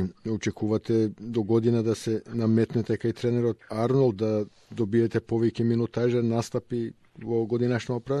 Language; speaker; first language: Macedonian; native; Macedonian